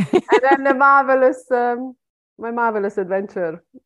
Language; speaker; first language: English; non-native, fluent; Hungarian